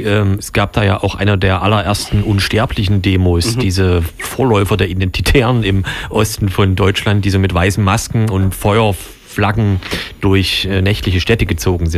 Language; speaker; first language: German; native; German